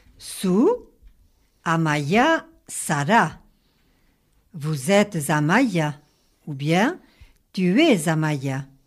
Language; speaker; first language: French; native; French